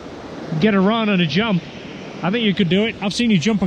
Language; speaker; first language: English; native; English